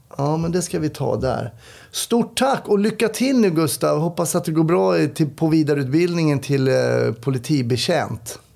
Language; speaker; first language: Swedish; native; Swedish